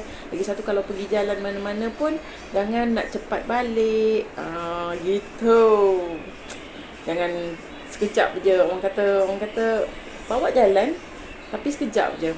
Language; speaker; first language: Malay; native; Malay